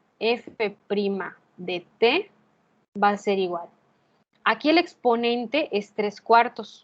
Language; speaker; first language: Spanish; native; Spanish